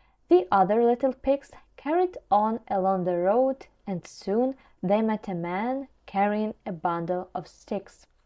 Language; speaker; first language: English; non-native, fluent; Ukrainian